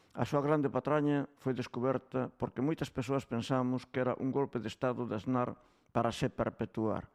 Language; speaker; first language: Galician; native; Galician